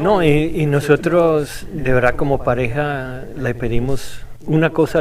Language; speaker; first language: Spanish; non-native, fluent; English